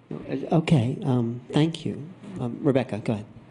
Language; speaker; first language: English; native; English